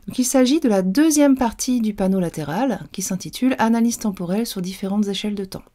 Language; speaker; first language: French; native; French